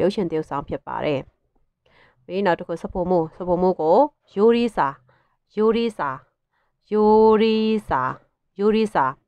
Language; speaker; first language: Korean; non-native, fluent; Burmese